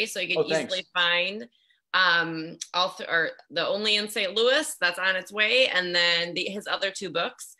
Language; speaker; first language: English; native; English